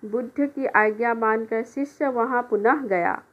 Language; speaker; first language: Hindi; non-native, local second language; Assamese